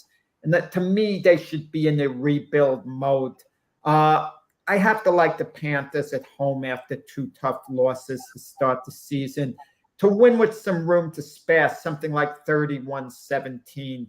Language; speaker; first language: English; native; English